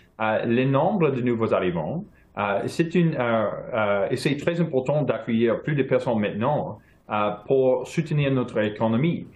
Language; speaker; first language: French; non-native, local second language; English